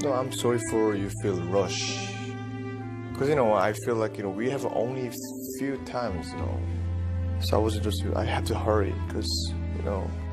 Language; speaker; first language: English; non-native, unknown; Korean